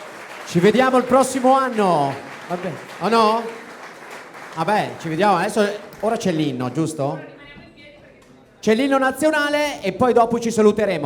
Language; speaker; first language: Italian; native; Italian